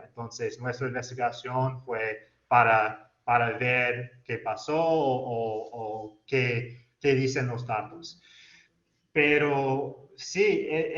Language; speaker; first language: Spanish; non-native, fluent; English